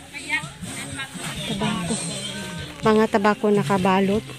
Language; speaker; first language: Filipino; non-native, local second language; Iloko